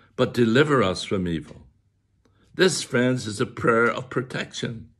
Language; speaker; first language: English; native; English